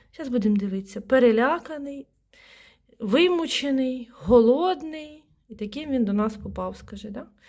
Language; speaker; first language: Ukrainian; native; Ukrainian